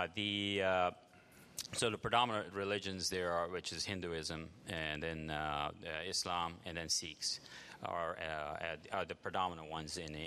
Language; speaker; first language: English; early bilingual, other home language; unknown